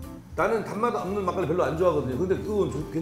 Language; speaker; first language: Korean; native; Korean